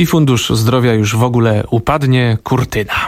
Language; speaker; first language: Polish; native; Polish